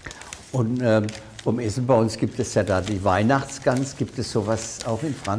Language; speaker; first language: German; native; German